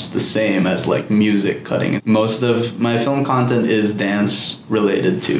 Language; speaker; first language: English; non-native, local second language; Filipino